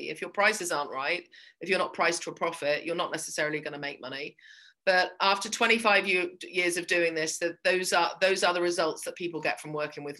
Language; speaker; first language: English; native; English